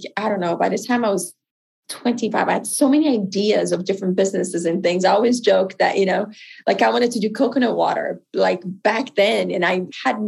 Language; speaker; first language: English; non-native, fluent; Portuguese